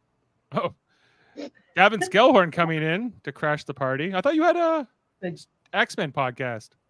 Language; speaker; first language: English; native; English